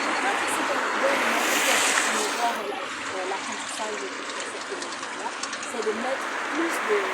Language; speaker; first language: French; non-native, fluent; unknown